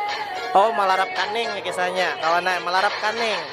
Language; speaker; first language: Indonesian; non-native, local second language; Banjar